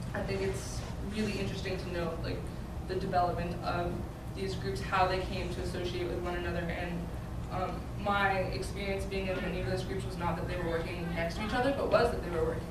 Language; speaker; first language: English; native; English